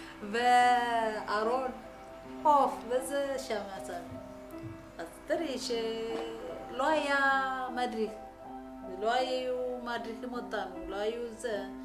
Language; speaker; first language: Hebrew; non-native, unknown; Amharic